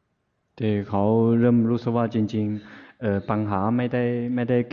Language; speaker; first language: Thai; non-native, fluent; Chinese